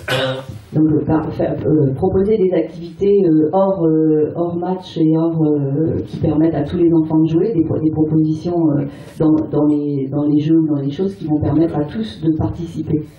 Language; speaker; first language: French; native; French